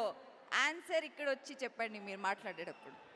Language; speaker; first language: Telugu; non-native, learner; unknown